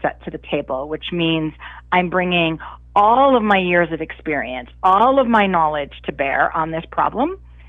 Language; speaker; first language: English; native; English